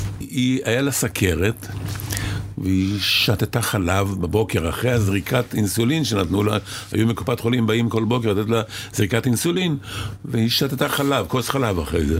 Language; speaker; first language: Hebrew; early bilingual, other home language; Arabic